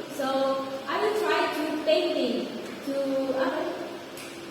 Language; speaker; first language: English; non-native, learner; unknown